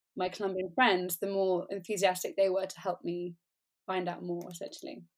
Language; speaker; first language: English; native; English